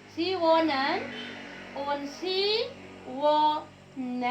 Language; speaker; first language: German; non-native, learner; Indonesian